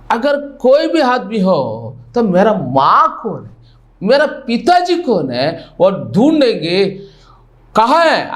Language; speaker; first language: Hindi; non-native, local second language; Telugu